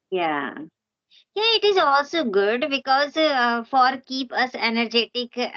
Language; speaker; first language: English; non-native, local second language; Hindi